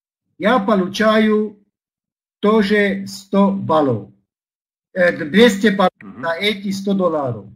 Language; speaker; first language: Russian; non-native, learner; Slovak